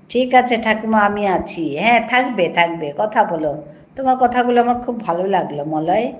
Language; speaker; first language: Bangla; non-native, local second language; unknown